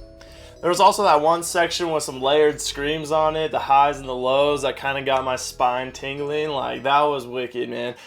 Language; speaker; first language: English; native; English